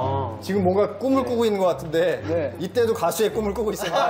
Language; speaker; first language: Korean; native; Korean